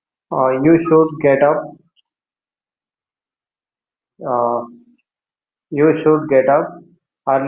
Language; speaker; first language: English; non-native, learner; Hindi